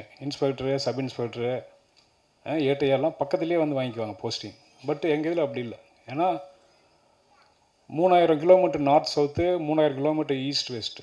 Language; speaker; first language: Tamil; native; Tamil